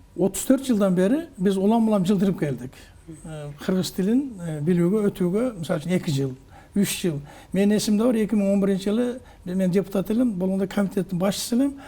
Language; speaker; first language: Kyrgyz; native; Kyrgyz